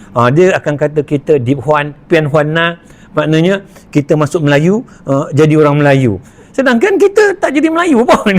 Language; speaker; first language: Malay; non-native, local second language; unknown